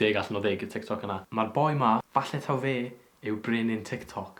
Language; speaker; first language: Welsh; native; Welsh